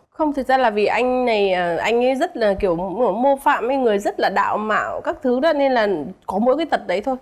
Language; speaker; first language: Vietnamese; native; Vietnamese